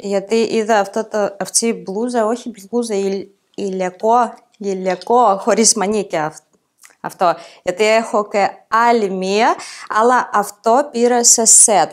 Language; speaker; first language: Greek; non-native, fluent; Ukrainian